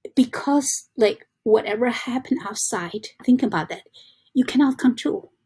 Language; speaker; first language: English; non-native, learner; Chinese